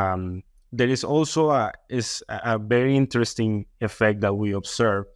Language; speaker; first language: English; non-native, fluent; Spanish